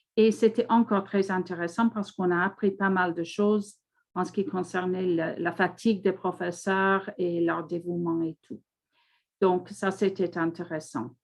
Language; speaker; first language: French; non-native, fluent; English